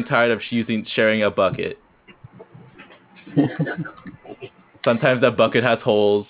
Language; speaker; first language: English; native; English